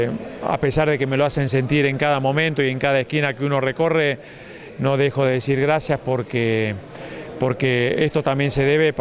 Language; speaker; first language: Spanish; native; Spanish